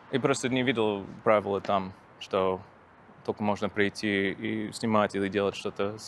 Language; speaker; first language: Russian; non-native, fluent; English